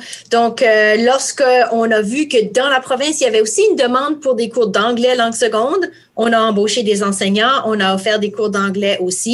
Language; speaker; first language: French; native; French